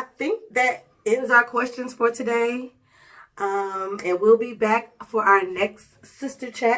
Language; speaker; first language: English; native; English